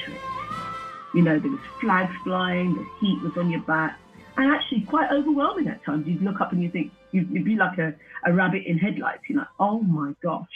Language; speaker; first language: English; native; English